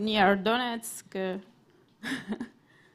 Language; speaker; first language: English; non-native, learner; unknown